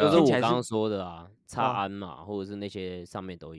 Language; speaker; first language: Chinese; native; Chinese